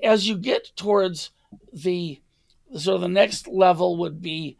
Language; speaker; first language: English; native; English